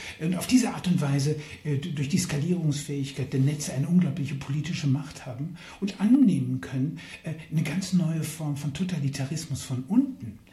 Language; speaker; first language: German; native; German